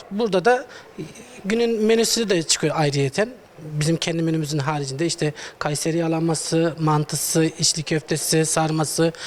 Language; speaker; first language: Turkish; native; Turkish